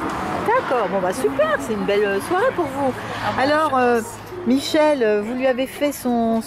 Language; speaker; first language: French; native; French